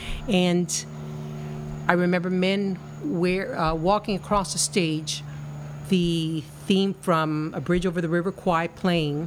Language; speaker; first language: English; early bilingual, other home language; Spanish